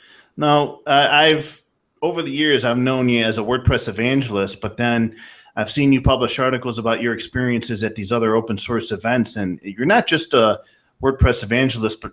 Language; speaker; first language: English; native; English